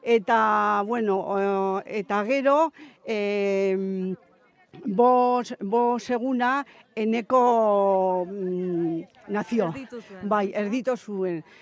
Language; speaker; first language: Basque; non-native, local second language; Spanish